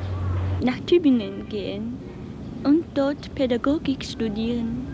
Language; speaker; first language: German; non-native, learner; Chinese